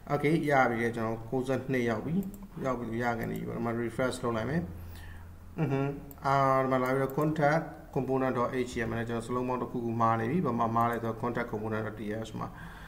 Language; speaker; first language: Burmese; native; Burmese